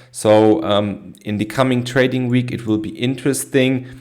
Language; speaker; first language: English; non-native, fluent; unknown